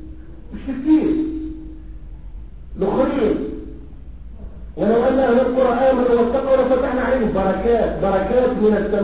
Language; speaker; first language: Arabic; native; Arabic